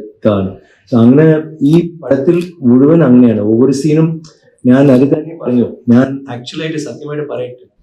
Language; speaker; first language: Malayalam; non-native, learner; Tamil